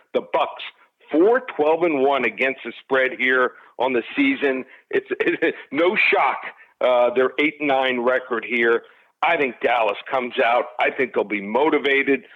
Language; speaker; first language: English; native; English